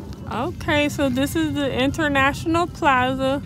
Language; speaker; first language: English; native; English